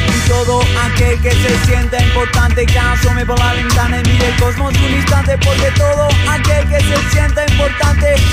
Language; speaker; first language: Spanish; native; Spanish